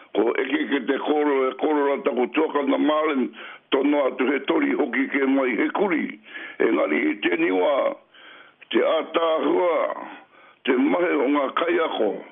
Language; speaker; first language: Māori; native; Māori